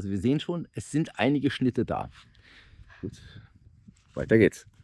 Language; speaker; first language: German; native; German